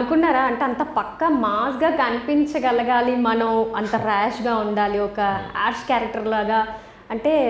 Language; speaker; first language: Telugu; native; Telugu